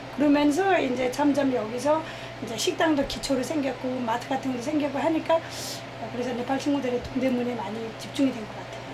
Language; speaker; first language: Korean; non-native, fluent; Nepali